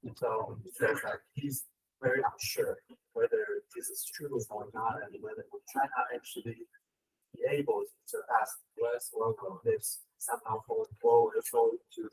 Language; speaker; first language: English; non-native, learner; Chinese